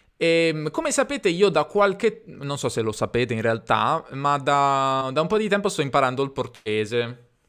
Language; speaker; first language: Italian; native; Italian